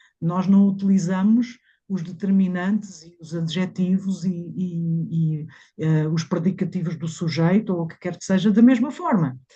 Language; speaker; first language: Portuguese; native; Portuguese